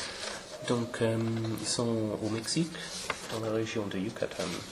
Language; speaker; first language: French; non-native, fluent; English